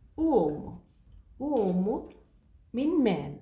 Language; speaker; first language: Italian; non-native, learner; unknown